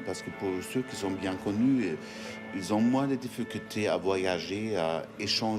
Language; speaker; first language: French; non-native, fluent; German